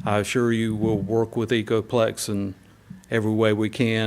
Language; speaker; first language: English; native; English